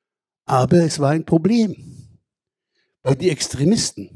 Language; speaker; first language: German; non-native, fluent; Hebrew